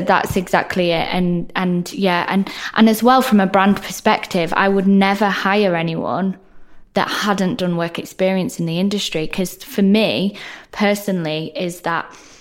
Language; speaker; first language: English; native; English